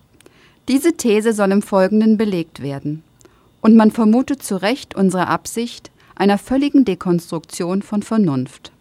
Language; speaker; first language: German; native; German